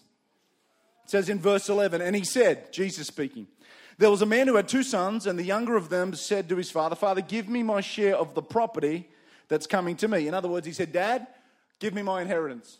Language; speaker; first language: English; native; English